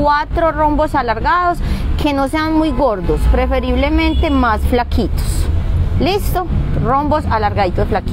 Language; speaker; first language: Spanish; native; Spanish